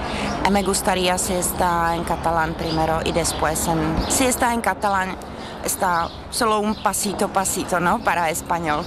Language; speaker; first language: Spanish; non-native, learner; Czech